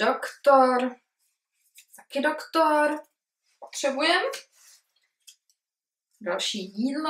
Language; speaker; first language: Czech; early bilingual, heritage; Czech